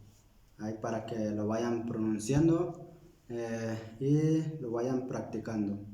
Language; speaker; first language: Spanish; non-native, local second language; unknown